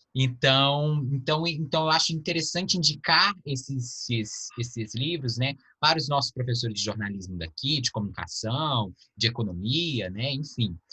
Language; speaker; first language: Portuguese; native; Portuguese